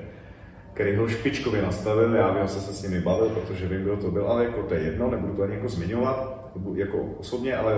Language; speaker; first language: Czech; native; Czech